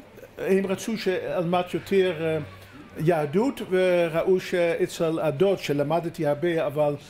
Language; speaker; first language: Hebrew; non-native, fluent; Dutch